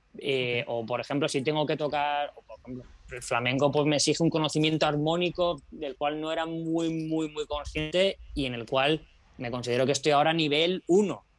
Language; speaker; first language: Spanish; native; Spanish